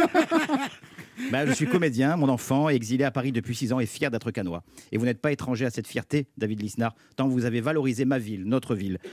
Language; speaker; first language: French; native; French